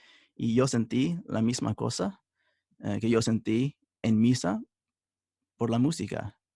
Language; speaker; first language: Spanish; early bilingual, heritage; Spanish